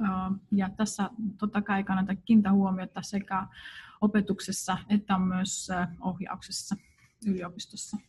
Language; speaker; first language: Finnish; non-native, fluent; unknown